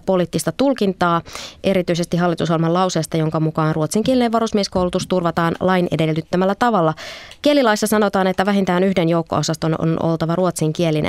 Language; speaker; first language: Finnish; native; Finnish